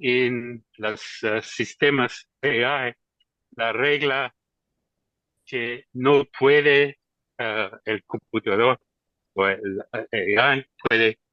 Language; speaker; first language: Spanish; non-native, learner; English